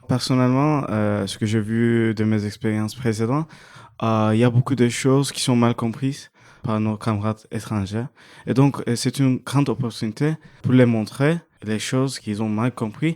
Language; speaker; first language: French; non-native, fluent; Turkish